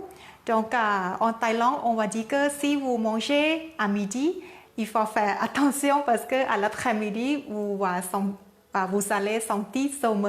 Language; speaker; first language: French; non-native, learner; Thai